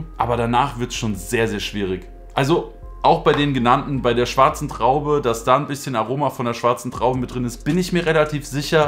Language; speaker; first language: German; native; German